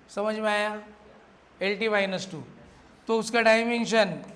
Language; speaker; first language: Hindi; non-native, local second language; Marathi